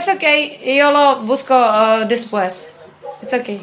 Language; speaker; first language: Spanish; non-native, learner; Czech